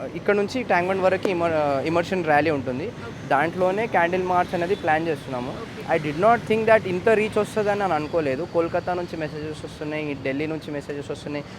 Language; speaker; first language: Telugu; native; Telugu